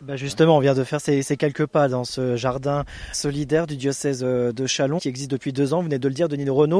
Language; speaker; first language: French; native; French